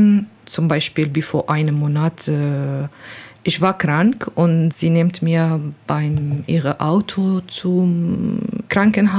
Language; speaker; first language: German; non-native, learner; Kurdish